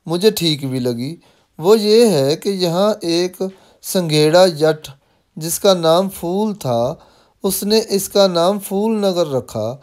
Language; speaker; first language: Hindi; non-native, local second language; Punjabi